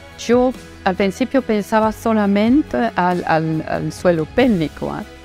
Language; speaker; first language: Spanish; non-native, fluent; Italian